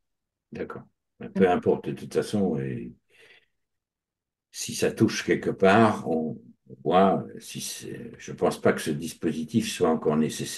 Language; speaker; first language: French; native; French